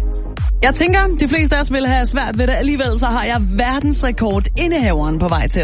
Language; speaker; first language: Danish; native; Danish